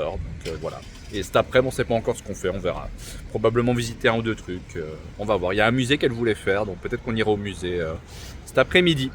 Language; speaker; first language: French; native; French